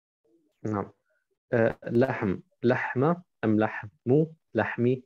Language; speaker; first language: Arabic; non-native, fluent; German